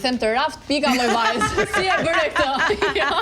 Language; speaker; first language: Albanian; native; Albanian